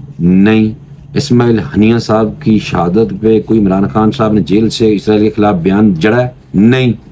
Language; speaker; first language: Urdu; non-native, local second language; Punjabi